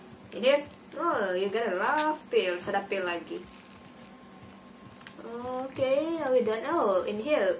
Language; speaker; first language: English; non-native, fluent; Indonesian